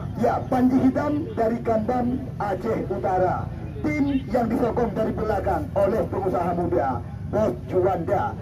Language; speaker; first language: Indonesian; non-native, local second language; Achinese